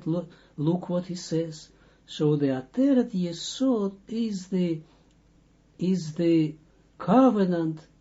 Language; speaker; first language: English; non-native, fluent; Dutch